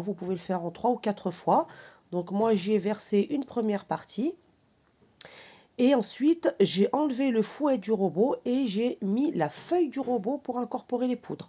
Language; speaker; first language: French; native; French